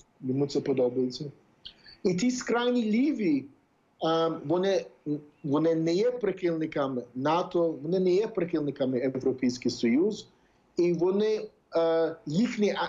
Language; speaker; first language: Ukrainian; early bilingual, heritage; English